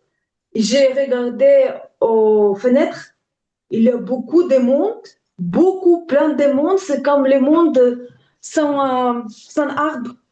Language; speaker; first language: French; non-native, learner; Ukrainian